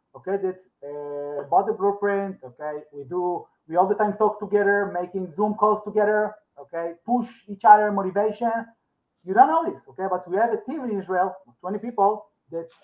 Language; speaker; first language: English; non-native, learner; Hebrew